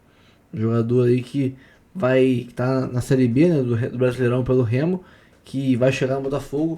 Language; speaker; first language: Portuguese; native; Portuguese